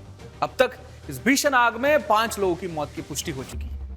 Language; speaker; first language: Hindi; native; Hindi